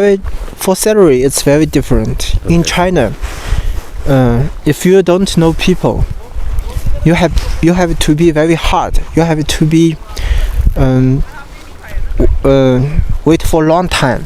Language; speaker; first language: English; non-native, learner; Chinese